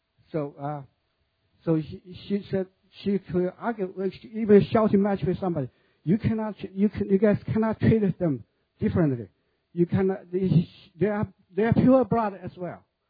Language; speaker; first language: English; non-native, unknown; Chinese